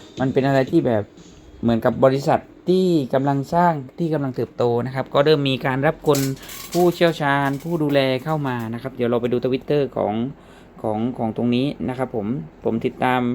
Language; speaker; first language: Thai; native; Thai